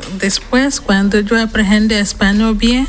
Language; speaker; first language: Spanish; non-native, learner; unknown